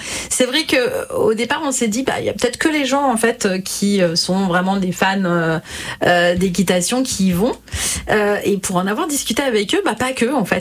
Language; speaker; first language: French; native; French